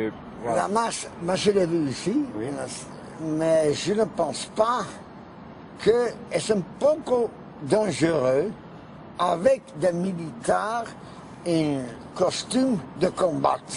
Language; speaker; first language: French; non-native, fluent; Dutch